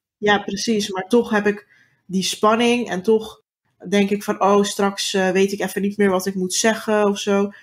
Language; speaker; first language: Dutch; early bilingual, other home language; Turkish